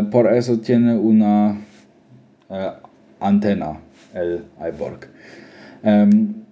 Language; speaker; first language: Spanish; non-native, learner; German